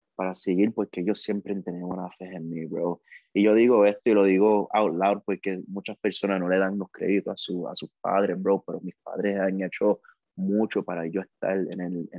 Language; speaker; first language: Spanish; early bilingual, heritage; Spanish